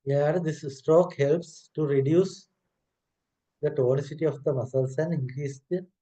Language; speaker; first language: English; non-native, local second language; Sinhala